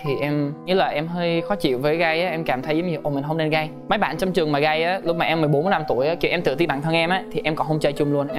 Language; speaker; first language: Vietnamese; early bilingual, heritage; Vietnamese